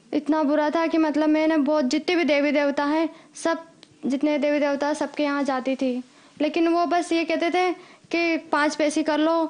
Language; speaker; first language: Hindi; native; Hindi